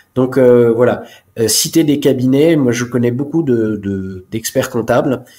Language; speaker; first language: French; native; French